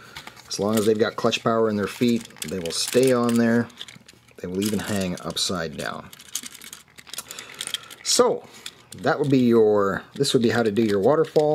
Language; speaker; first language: English; native; English